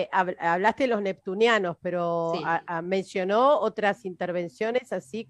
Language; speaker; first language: Spanish; native; Spanish